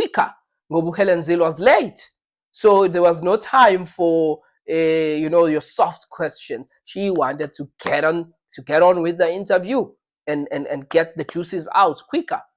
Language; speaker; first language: English; non-native, local second language; Zulu